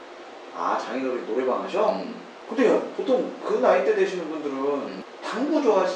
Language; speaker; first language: Korean; native; Korean